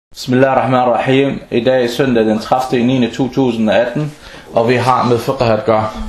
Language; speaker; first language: Danish; non-native, fluent; Arabic